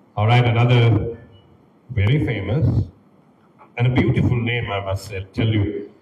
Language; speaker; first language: English; non-native, local second language; Sinhala